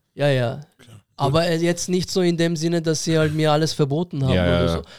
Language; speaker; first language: German; early bilingual, other home language; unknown